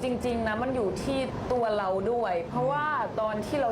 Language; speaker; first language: Thai; non-native, fluent; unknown